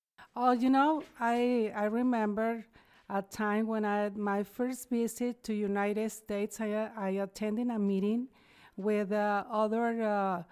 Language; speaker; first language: English; non-native, learner; Spanish